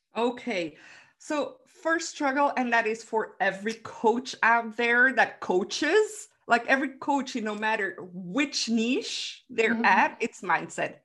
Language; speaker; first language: English; non-native, fluent; Dutch